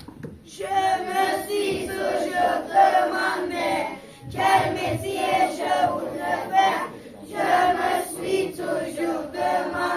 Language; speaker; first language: French; non-native, learner; Turkish